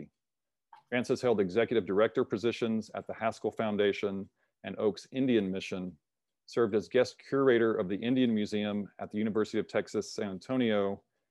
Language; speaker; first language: English; native; English